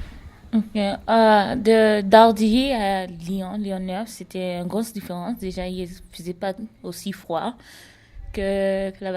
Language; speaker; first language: French; non-native, learner; English